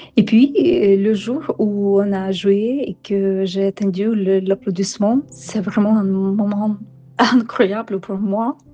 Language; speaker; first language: French; non-native, fluent; Ukrainian